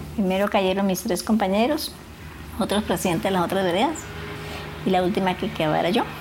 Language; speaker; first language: Spanish; native; Spanish